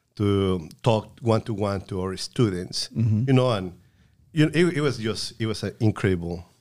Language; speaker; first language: English; non-native, fluent; Spanish